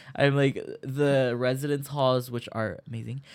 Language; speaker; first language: English; early bilingual, other home language; Spanish